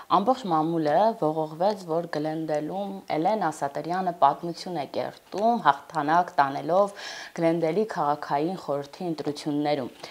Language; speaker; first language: Armenian; native; Armenian